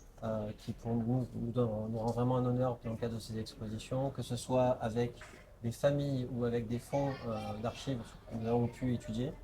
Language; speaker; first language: French; native; French